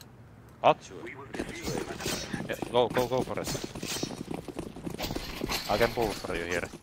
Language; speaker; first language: English; non-native, learner; Finnish